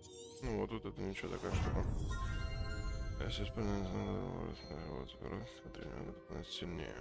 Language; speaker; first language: Russian; native; Russian